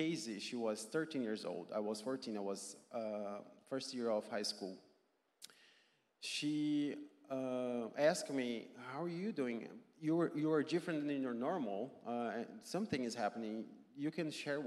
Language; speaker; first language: English; non-native, fluent; Portuguese